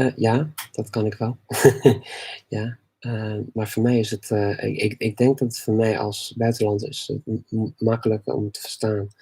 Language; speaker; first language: Dutch; non-native, learner; English